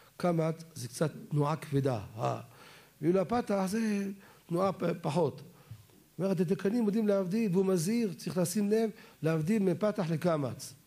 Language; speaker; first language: Hebrew; native; Hebrew